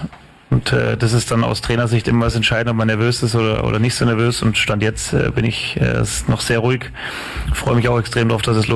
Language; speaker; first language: German; native; German